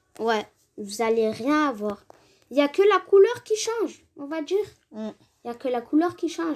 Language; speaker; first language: French; native; French